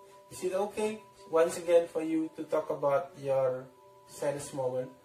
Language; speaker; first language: English; non-native, fluent; Indonesian